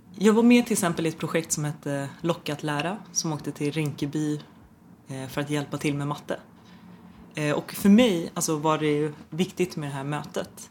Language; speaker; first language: Swedish; early bilingual, other home language; Persian